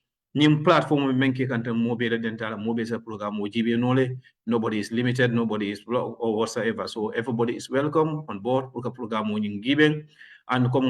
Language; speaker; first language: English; non-native, local second language; Mandingo